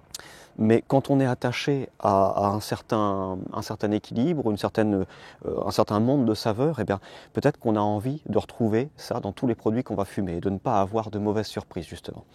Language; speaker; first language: French; native; French